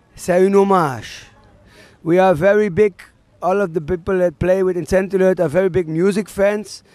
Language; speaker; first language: English; non-native, fluent; German